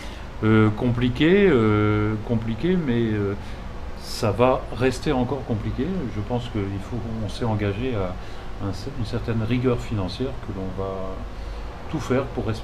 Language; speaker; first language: French; native; French